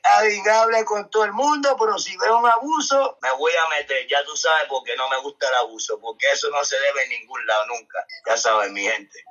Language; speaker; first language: Spanish; early bilingual, heritage; Spanish